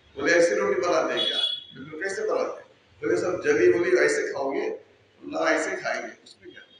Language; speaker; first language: Hindi; non-native, local second language; Marathi